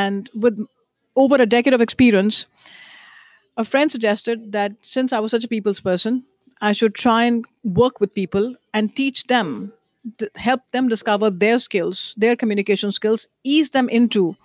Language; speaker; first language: English; non-native, local second language; Hindi